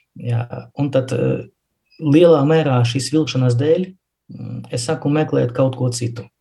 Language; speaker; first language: Latvian; non-native, local second language; Russian